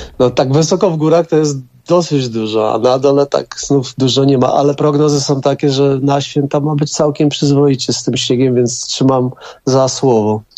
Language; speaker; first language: Polish; native; Polish